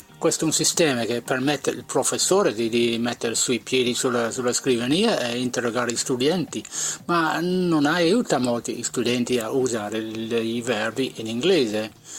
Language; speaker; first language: Italian; non-native, fluent; English